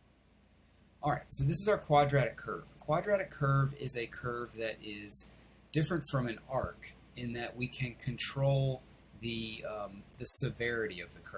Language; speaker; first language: English; native; English